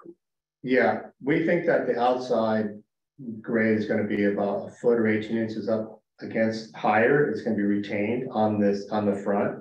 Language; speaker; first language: English; native; English